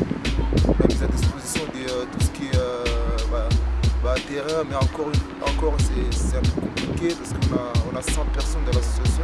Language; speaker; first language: French; native; French